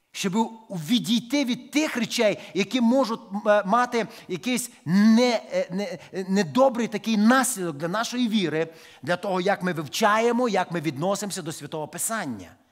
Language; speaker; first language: Ukrainian; native; Ukrainian